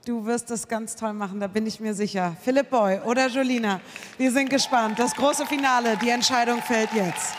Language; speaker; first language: German; native; German